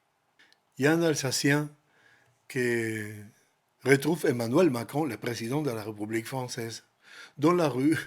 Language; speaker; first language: French; non-native, learner; Spanish